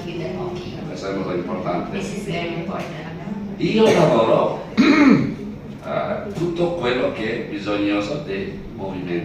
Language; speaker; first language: Italian; non-native, learner; Indonesian